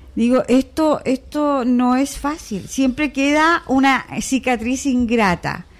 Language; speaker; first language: Spanish; native; Spanish